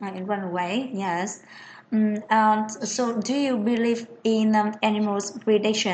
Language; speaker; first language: English; non-native, fluent; Vietnamese